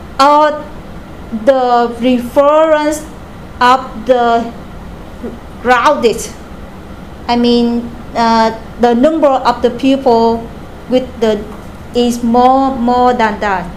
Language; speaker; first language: English; non-native, learner; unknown